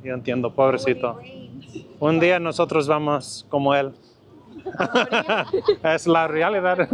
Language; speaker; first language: Spanish; non-native, learner; English